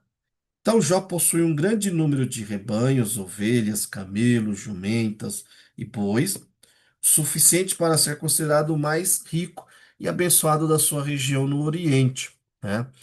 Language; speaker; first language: Portuguese; native; Portuguese